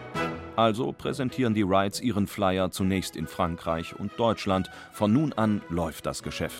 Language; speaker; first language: German; native; German